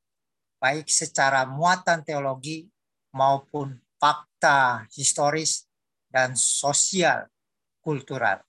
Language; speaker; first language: Indonesian; native; Indonesian